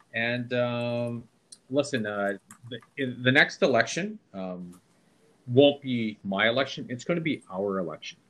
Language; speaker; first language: English; native; English